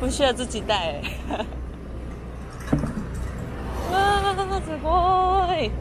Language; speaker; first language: Chinese; non-native, fluent; Japanese